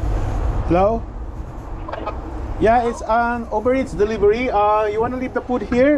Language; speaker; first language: English; non-native, local second language; Filipino